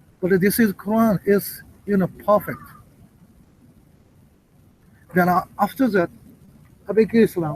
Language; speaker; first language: English; non-native, learner; Japanese